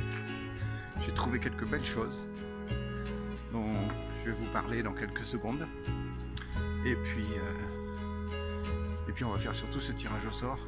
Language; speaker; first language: French; native; French